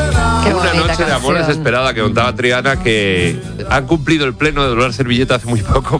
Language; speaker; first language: Spanish; native; Spanish